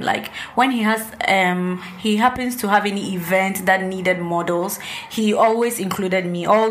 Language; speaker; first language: English; non-native, local second language; Ewe